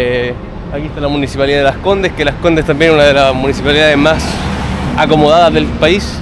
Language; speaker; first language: Spanish; native; Spanish